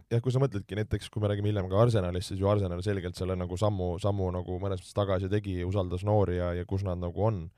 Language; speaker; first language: Estonian; native; Estonian